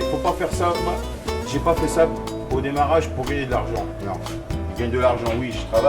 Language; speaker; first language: French; native; French